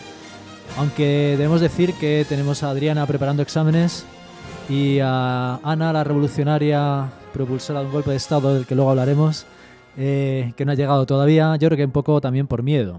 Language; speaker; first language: Spanish; native; Spanish